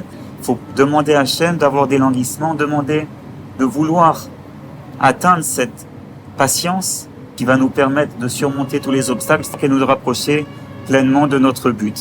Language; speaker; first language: French; native; French